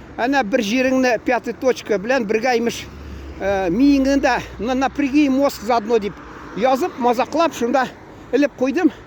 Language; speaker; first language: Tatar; early bilingual, heritage; Tatar